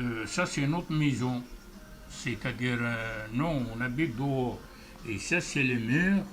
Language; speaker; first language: French; non-native, fluent; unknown